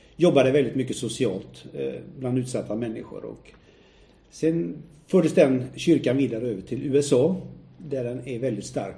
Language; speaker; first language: Swedish; native; Swedish